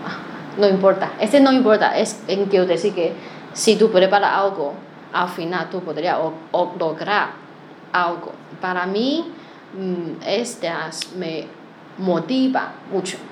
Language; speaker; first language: Spanish; non-native, learner; Chinese